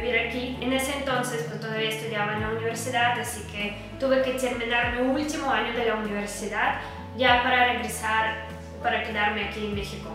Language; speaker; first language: Spanish; non-native, fluent; Russian